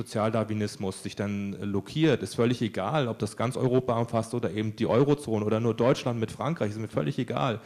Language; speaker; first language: German; native; German